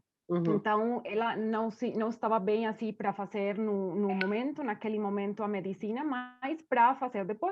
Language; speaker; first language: Portuguese; non-native, fluent; Spanish